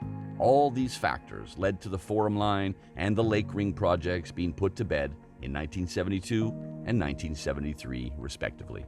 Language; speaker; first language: English; native; English